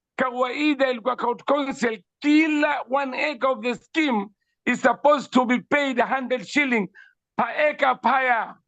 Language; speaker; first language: English; non-native, local second language; Swahili